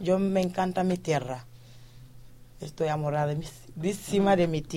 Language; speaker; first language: Spanish; non-native, fluent; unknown